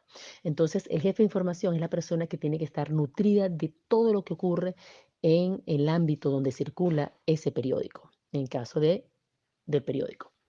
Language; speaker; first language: Spanish; native; Spanish